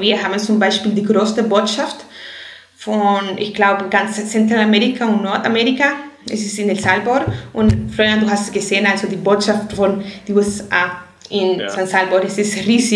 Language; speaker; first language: German; non-native, fluent; Spanish